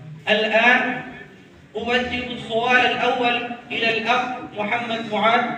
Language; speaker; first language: Arabic; non-native, learner; Urdu